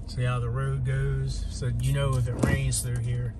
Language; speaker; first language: English; native; English